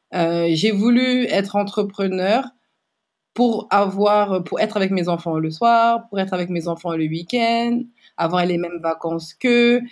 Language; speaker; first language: French; native; French